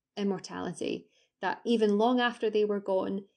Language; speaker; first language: English; native; English